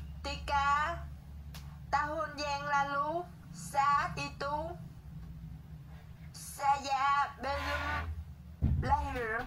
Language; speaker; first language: Indonesian; non-native, learner; Vietnamese